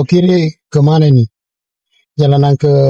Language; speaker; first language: Indonesian; native; Indonesian